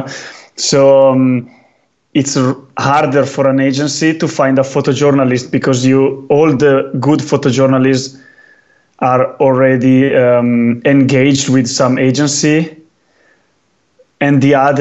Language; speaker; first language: English; non-native, fluent; Italian